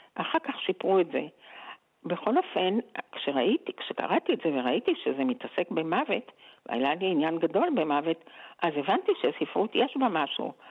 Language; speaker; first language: Hebrew; native; Hebrew